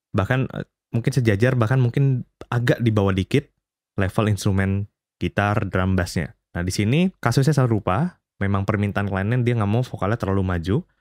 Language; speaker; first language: Indonesian; native; Indonesian